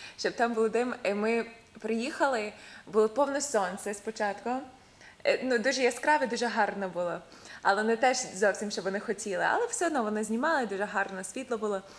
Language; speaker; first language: Ukrainian; non-native, fluent; English